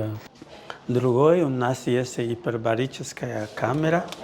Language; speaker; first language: Russian; non-native, fluent; Portuguese